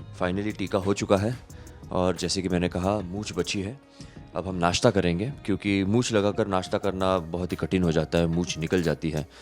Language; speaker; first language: Hindi; non-native, local second language; Marathi